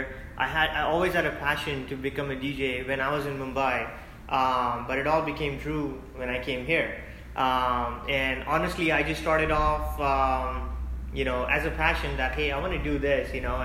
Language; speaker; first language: English; non-native, local second language; Hindi